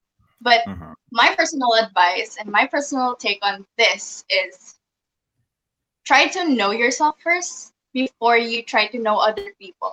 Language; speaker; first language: English; non-native, local second language; Filipino